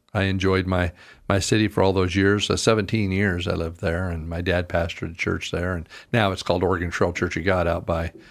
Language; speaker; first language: English; native; English